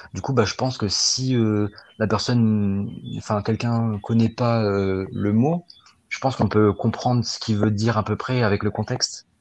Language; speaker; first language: French; native; French